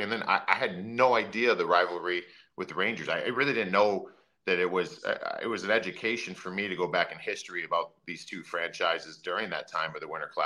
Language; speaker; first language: English; native; English